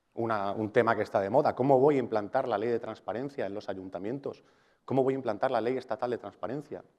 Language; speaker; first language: Spanish; non-native, local second language; Catalan